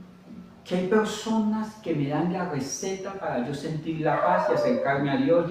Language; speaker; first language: Spanish; native; Spanish